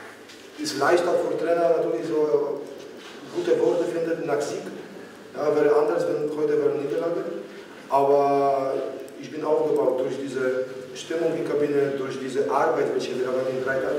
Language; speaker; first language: German; non-native, learner; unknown